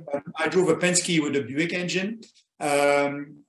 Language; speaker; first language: English; non-native, fluent; French